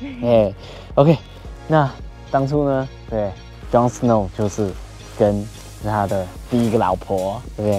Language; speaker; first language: Chinese; native; Chinese